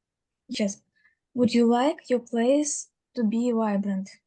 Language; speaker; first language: English; non-native, learner; Russian